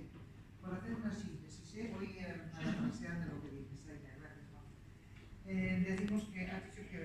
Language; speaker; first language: Spanish; native; Spanish